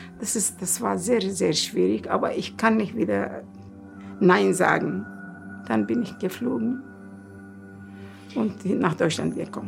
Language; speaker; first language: German; non-native, learner; Turkish